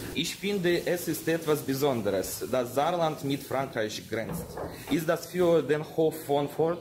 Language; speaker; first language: German; non-native, fluent; Russian